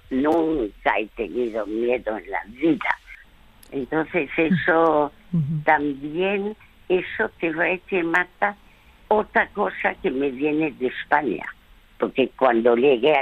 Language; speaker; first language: Spanish; early bilingual, other home language; French